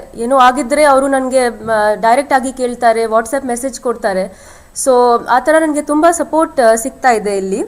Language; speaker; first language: Kannada; non-native, local second language; Hindi